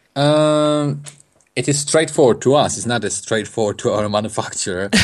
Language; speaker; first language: English; non-native, fluent; Polish